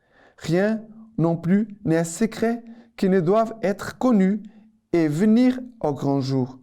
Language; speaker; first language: French; non-native, fluent; Portuguese